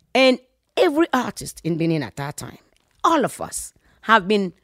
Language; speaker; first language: English; non-native, fluent; Fon